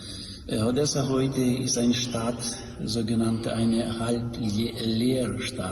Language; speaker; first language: German; non-native, learner; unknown